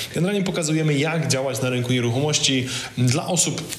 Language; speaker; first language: Polish; native; Polish